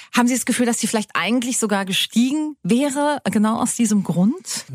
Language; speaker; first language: German; native; German